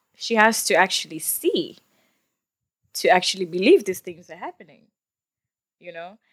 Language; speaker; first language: English; non-native, local second language; Swahili